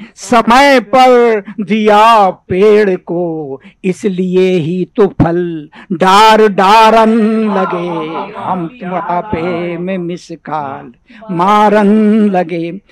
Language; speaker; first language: Hindi; native; Hindi